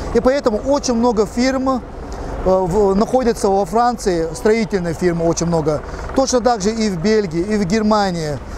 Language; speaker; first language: Russian; non-native, local second language; Chechen